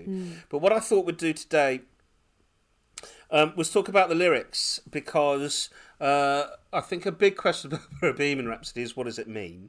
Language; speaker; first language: English; native; English